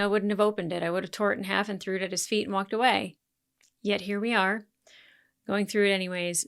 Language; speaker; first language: English; native; English